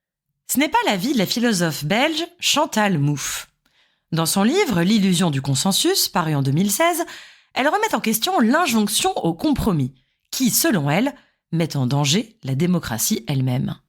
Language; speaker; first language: French; native; French